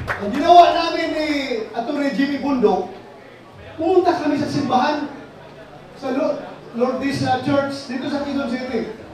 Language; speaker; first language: Filipino; non-native, local second language; Cebuano